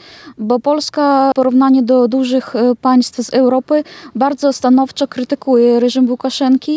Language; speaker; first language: Polish; non-native, fluent; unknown